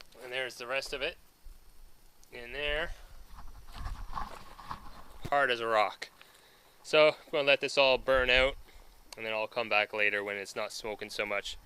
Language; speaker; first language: English; native; English